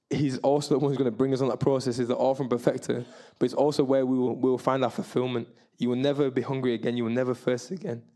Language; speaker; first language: English; native; English